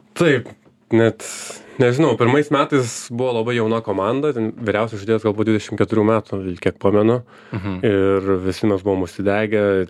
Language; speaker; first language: Lithuanian; native; Lithuanian